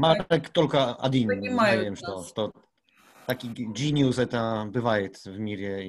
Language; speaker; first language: Russian; non-native, learner; Polish